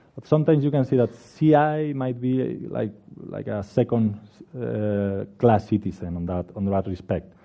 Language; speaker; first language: English; non-native, fluent; Spanish